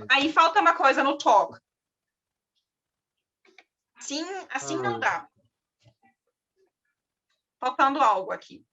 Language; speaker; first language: Portuguese; non-native, fluent; German